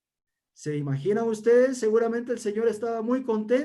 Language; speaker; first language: Spanish; native; Spanish